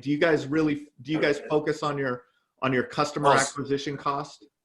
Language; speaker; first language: English; native; English